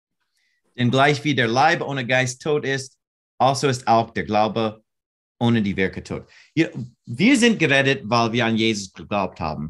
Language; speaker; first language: German; non-native, learner; English